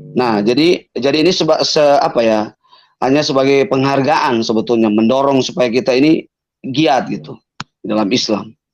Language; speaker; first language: Indonesian; native; Indonesian